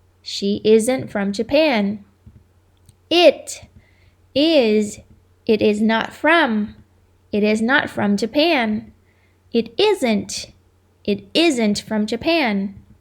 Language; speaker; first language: English; non-native, fluent; Thai